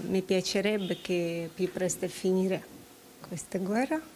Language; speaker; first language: Italian; non-native, learner; Russian